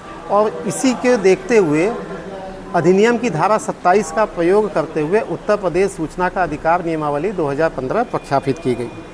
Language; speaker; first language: Hindi; native; Hindi